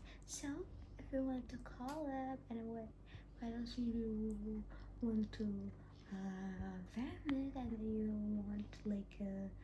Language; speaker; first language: English; non-native, local second language; Indonesian